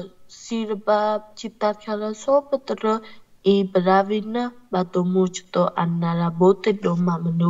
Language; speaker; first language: Russian; non-native, learner; Vietnamese